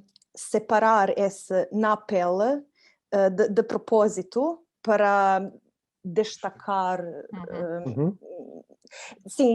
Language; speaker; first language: Portuguese; non-native, fluent; Croatian